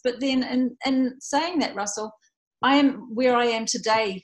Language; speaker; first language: English; native; English